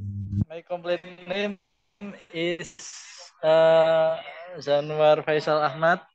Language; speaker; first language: English; non-native, learner; Indonesian